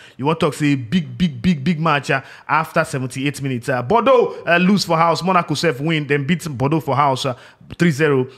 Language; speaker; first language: Nigerian Pidgin; non-native, local second language; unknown